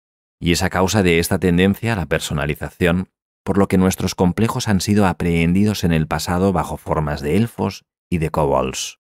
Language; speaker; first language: Spanish; native; Spanish